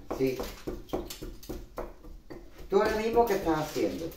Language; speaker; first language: Spanish; native; Spanish